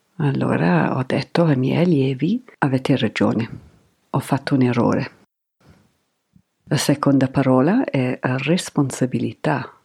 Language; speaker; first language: Italian; non-native, fluent; English